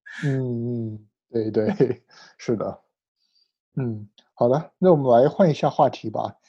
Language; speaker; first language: Chinese; early bilingual, heritage; Chinese